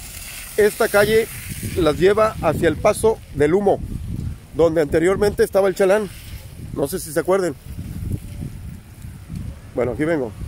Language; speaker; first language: Spanish; native; Spanish